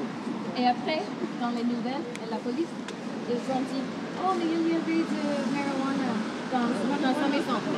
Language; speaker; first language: French; non-native, learner; English